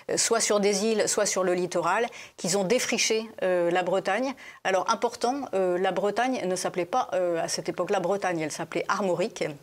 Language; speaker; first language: French; native; French